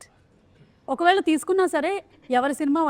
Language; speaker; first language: Telugu; non-native, local second language; Malayalam